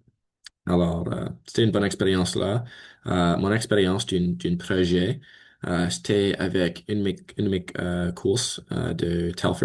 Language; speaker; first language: French; non-native, learner; English